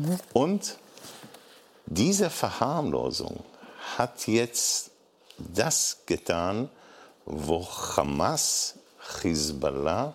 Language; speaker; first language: German; non-native, fluent; Hebrew